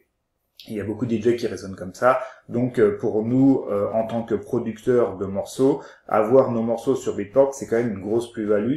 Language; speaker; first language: French; native; French